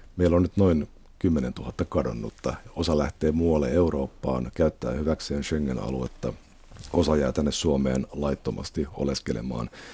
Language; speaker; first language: Finnish; native; Finnish